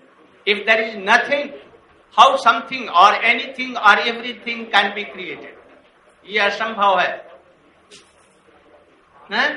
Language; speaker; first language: Hindi; native; Hindi